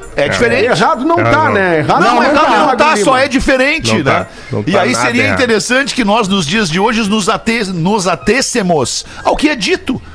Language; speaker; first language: Portuguese; native; Portuguese